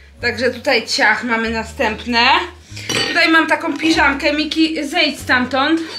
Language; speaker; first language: Polish; native; Polish